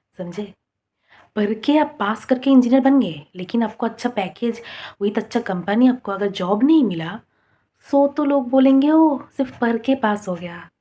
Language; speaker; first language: Hindi; non-native, local second language; Bangla